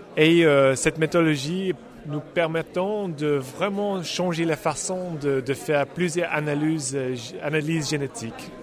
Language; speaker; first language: French; non-native, fluent; English